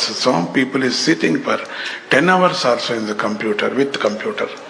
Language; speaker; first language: English; non-native, local second language; Telugu